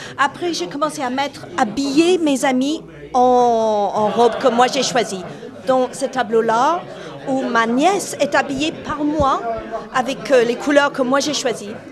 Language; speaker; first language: French; non-native, fluent; English